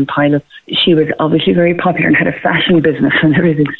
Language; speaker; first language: English; native; English